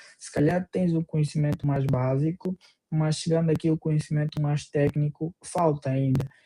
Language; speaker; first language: Portuguese; native; Portuguese